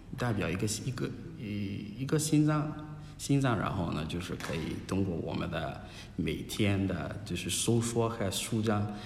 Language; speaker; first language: Chinese; non-native, fluent; Akan